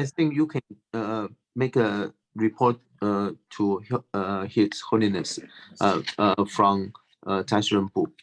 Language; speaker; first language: English; non-native, fluent; Chinese